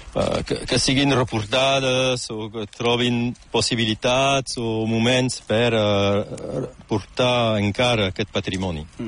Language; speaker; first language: Catalan; non-native, local second language; French